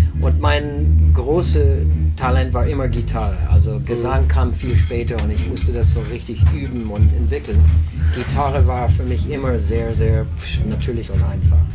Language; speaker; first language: German; non-native, fluent; English